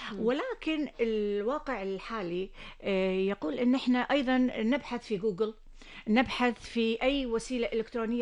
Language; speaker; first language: Arabic; native; Arabic